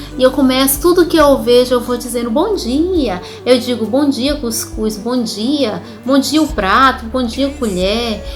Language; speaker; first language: Portuguese; native; Portuguese